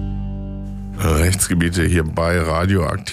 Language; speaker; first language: German; native; German